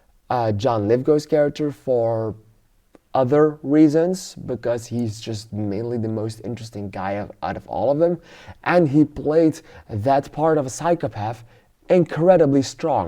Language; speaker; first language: English; non-native, fluent; Dutch